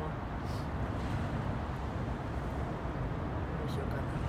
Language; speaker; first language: Japanese; non-native, fluent; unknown